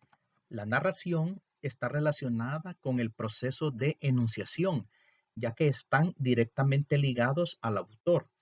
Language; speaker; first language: Spanish; native; Spanish